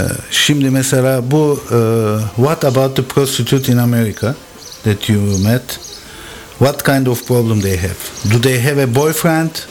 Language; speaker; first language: English; non-native, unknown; Turkish